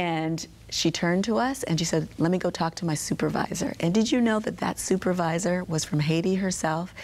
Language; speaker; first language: English; native; English